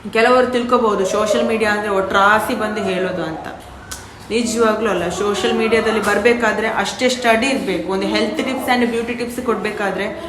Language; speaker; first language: Kannada; non-native, local second language; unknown